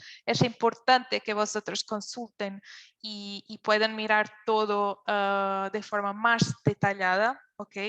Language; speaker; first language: Spanish; non-native, fluent; Portuguese